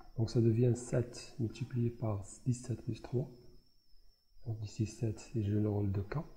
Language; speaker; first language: French; non-native, local second language; Arabic